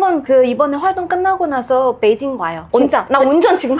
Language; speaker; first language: Korean; non-native, fluent; Chinese